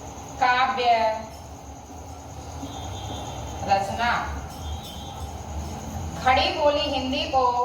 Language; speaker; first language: Hindi; native; Hindi